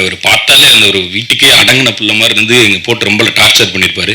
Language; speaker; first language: Tamil; native; Tamil